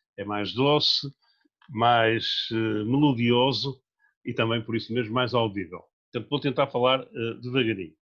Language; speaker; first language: Portuguese; native; Portuguese